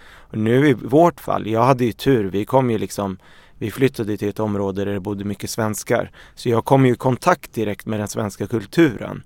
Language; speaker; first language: Swedish; early bilingual, other home language; Arabic